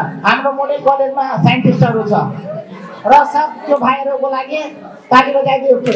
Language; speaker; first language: Nepali; non-native, local second language; Maithili